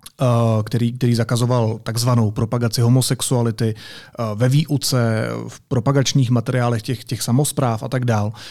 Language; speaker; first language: Czech; native; Czech